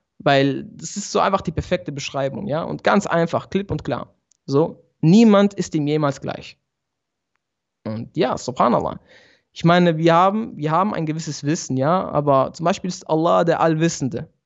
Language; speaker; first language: German; early bilingual, other home language; Italian